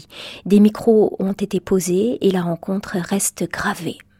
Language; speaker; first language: French; native; French